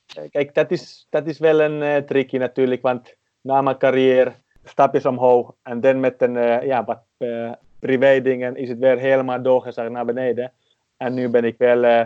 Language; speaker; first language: Dutch; non-native, fluent; Finnish